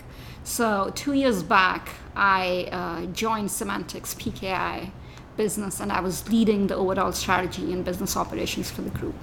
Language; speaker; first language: English; non-native, local second language; Hindi